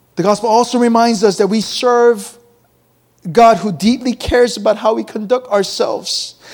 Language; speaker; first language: English; early bilingual, other home language; Korean